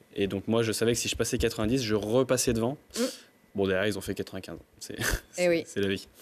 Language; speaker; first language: French; native; French